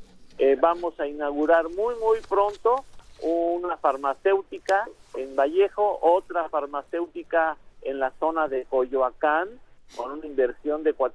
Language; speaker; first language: Spanish; native; Spanish